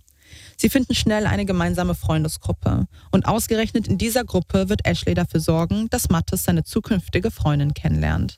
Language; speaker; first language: German; native; German